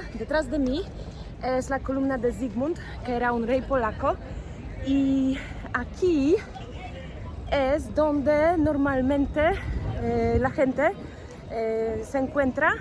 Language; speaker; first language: Spanish; non-native, fluent; Polish